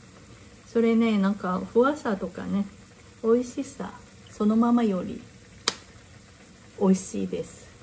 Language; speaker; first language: Japanese; non-native, learner; Chinese